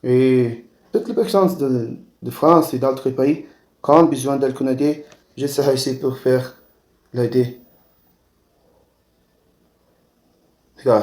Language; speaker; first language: French; non-native, learner; Portuguese